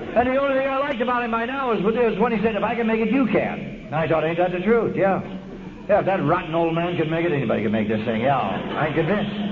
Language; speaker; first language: English; native; English